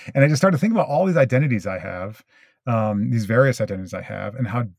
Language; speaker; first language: English; early bilingual, other home language; Japanese